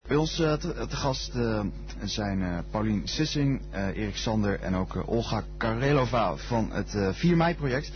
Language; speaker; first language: Dutch; native; Dutch